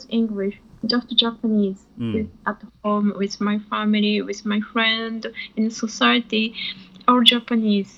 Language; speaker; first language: English; non-native, learner; Japanese